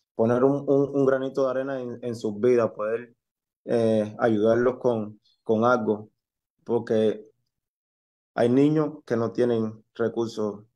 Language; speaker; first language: Spanish; native; Spanish